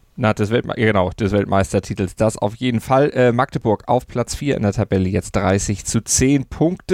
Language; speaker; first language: German; native; German